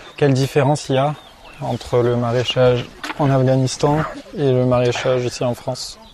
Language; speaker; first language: French; native; French